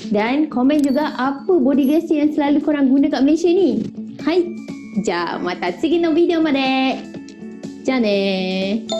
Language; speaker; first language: Malay; native; Malay